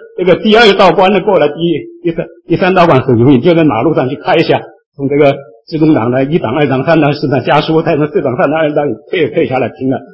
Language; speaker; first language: Chinese; native; Chinese